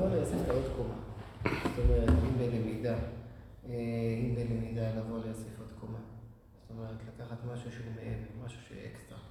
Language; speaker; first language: Hebrew; native; Hebrew